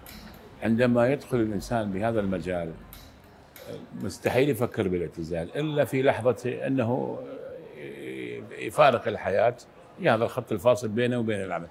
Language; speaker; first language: Arabic; native; Arabic